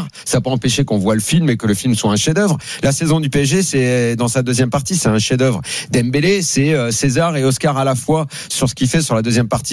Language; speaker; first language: French; native; French